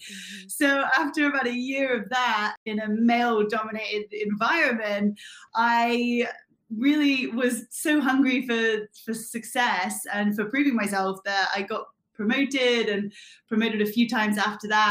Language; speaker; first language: English; native; English